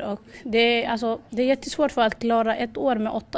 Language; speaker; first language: Swedish; non-native, learner; Somali